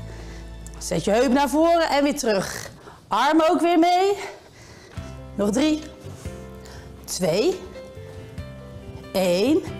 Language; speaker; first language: Dutch; native; Dutch